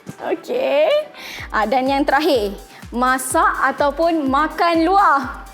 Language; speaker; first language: Malay; native; Malay